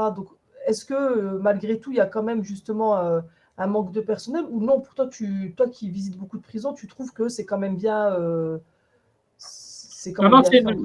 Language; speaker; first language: French; native; French